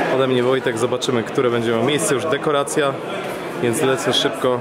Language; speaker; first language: Polish; native; Polish